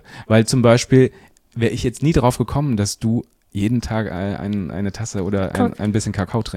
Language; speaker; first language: German; native; German